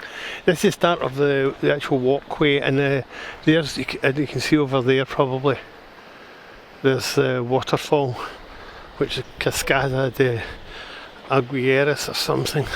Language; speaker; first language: English; native; English